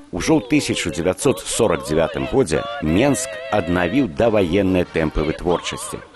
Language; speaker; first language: Belarusian; native; Belarusian